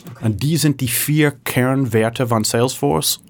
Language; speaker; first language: German; non-native, fluent; English